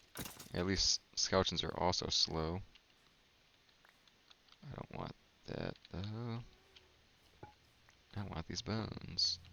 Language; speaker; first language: English; native; English